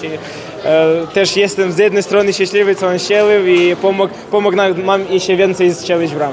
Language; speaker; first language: Polish; non-native, learner; Ukrainian